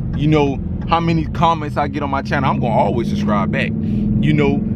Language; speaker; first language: English; native; English